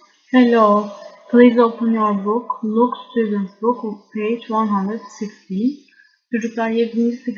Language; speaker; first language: English; non-native, fluent; Turkish